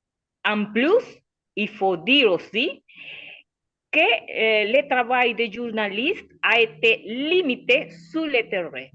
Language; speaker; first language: French; non-native, learner; Spanish